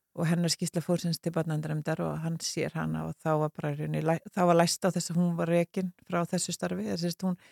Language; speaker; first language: Icelandic; native; Icelandic